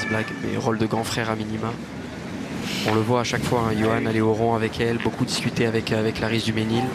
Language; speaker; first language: French; native; French